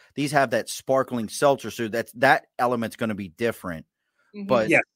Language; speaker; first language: English; native; English